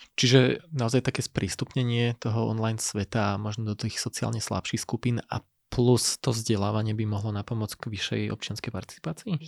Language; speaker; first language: Slovak; native; Slovak